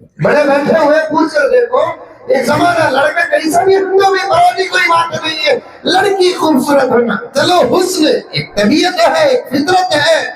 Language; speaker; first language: Urdu; native; Urdu